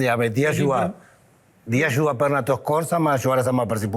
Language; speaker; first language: Indonesian; non-native, fluent; Spanish